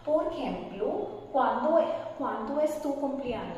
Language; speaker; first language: Spanish; non-native, fluent; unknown